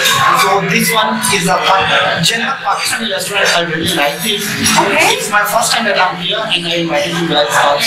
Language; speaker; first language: English; non-native, local second language; Urdu